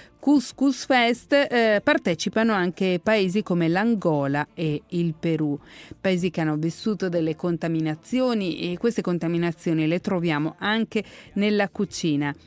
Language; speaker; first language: Italian; native; Italian